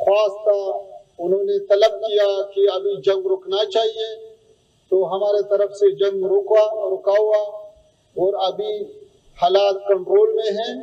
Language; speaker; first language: Hindi; non-native, fluent; Pashto